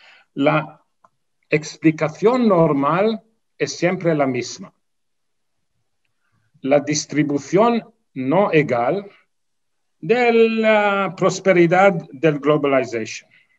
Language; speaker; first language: Spanish; non-native, fluent; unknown